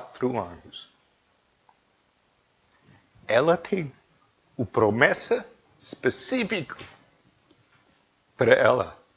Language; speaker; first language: Portuguese; non-native, learner; English